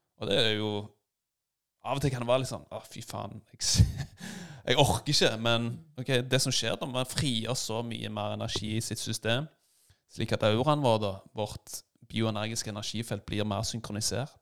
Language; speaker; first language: Norwegian; native; Norwegian